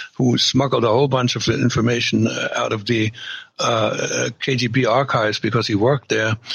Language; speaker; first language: English; non-native, fluent; German